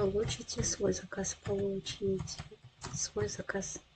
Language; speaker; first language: Russian; non-native, local second language; Kazakh